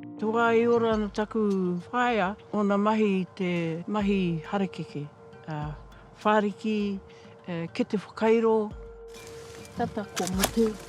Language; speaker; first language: Māori; native; Māori